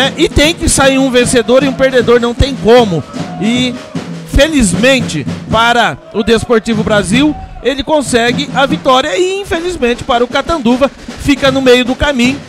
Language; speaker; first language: Portuguese; native; Portuguese